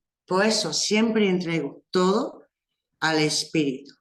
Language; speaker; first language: Spanish; non-native, fluent; English